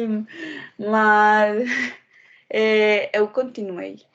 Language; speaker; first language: Portuguese; non-native, learner; Spanish